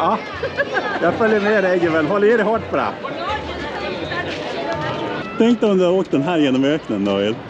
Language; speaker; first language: Swedish; native; Swedish